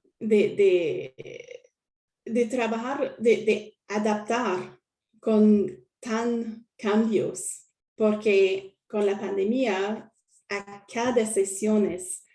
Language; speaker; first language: Spanish; non-native, learner; French